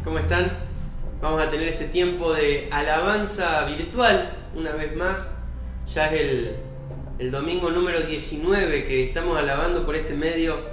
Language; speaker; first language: Spanish; native; Spanish